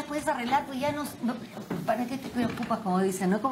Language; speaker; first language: Spanish; native; Spanish